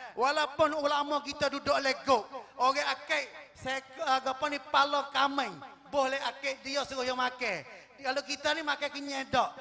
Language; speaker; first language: Malay; native; Malay